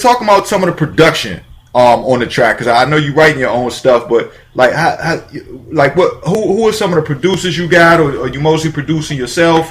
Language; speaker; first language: English; native; English